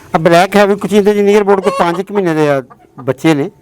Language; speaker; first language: Hindi; non-native, local second language; Punjabi